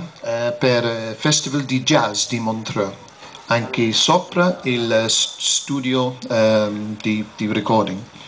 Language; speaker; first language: Italian; non-native, learner; English